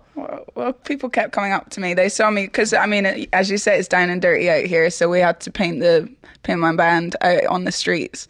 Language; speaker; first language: English; native; English